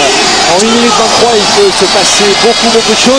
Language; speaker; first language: French; native; French